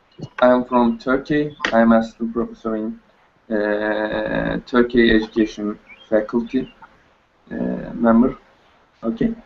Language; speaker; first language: English; non-native, learner; Turkish